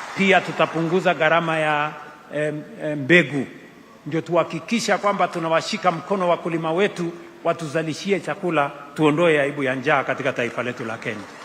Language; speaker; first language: Swahili; non-native, local second language; Kalenjin